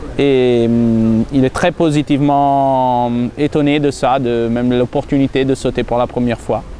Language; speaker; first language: French; non-native, fluent; Italian